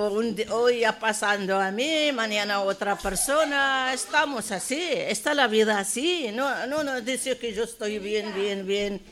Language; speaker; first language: Spanish; non-native, learner; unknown